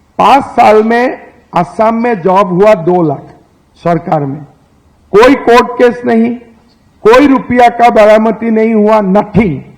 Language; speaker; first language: Hindi; non-native, local second language; Assamese